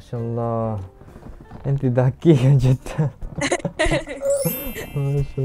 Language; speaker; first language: Arabic; non-native, learner; Japanese